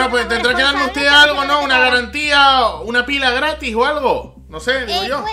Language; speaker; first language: Spanish; native; Spanish